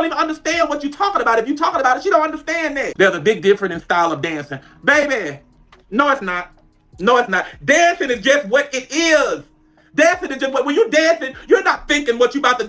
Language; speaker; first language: English; native; English